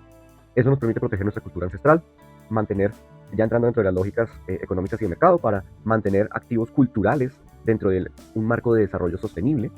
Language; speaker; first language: Spanish; native; Spanish